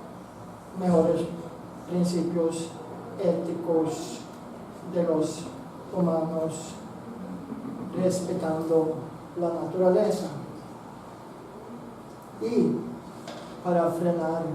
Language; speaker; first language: Spanish; non-native, fluent; Swedish